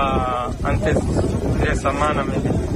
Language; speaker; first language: Spanish; non-native, learner; Arabic